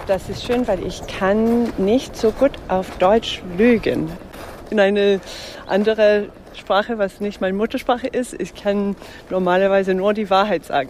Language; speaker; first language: German; non-native, fluent; English